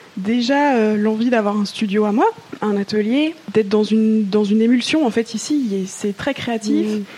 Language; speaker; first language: French; native; French